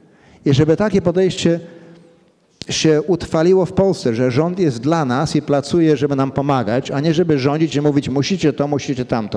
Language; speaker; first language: Polish; early bilingual, heritage; Polish